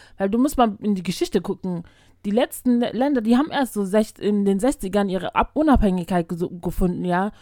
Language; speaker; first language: German; early bilingual, other home language; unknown